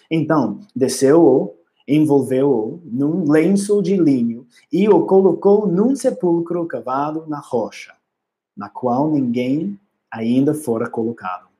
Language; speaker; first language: Portuguese; non-native, learner; English